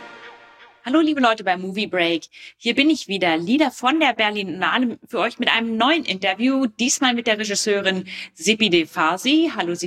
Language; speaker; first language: German; native; German